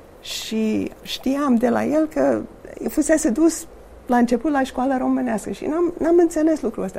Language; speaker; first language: Romanian; non-native, fluent; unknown